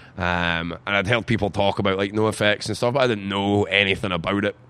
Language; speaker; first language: English; native; English